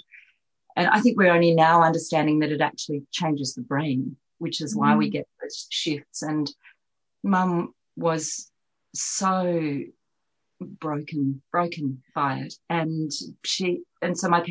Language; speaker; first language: English; native; English